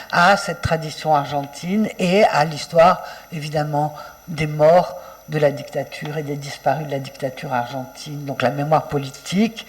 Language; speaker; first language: French; native; French